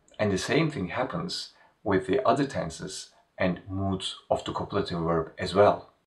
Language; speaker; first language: English; non-native, fluent; Turkish